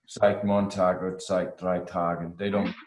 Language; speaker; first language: German; non-native, learner; English